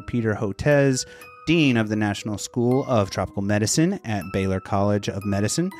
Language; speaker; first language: English; native; English